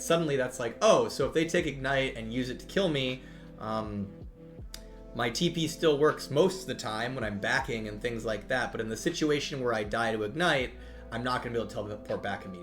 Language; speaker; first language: English; native; English